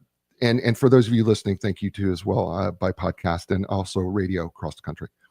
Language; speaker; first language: English; native; English